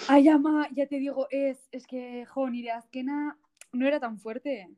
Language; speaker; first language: Spanish; non-native, local second language; Basque